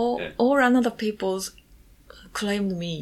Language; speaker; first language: English; non-native, learner; Japanese